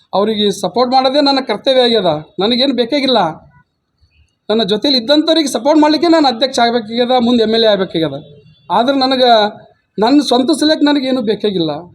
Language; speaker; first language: Kannada; native; Kannada